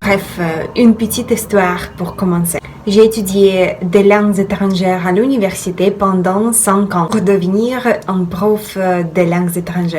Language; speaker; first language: French; non-native, fluent; Russian